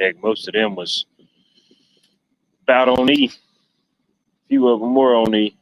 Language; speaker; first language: English; native; English